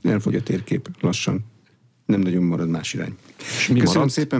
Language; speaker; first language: Hungarian; native; Hungarian